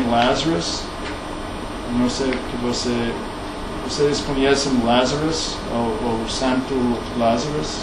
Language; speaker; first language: Portuguese; non-native, learner; English